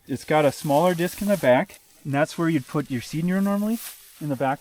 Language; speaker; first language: English; native; English